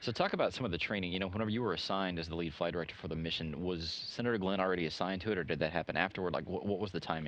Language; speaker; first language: English; native; English